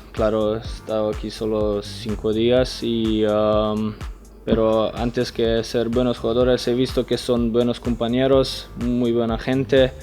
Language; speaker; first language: Spanish; non-native, fluent; Slovenian